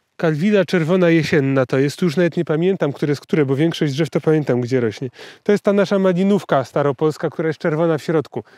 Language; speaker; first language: Polish; native; Polish